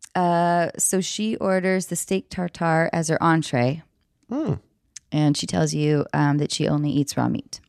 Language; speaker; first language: English; native; English